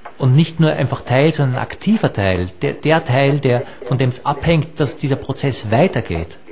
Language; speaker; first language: German; native; German